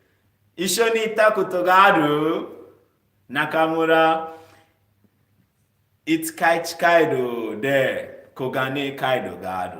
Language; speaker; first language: Japanese; non-native, learner; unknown